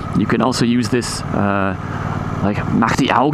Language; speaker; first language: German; non-native, fluent; English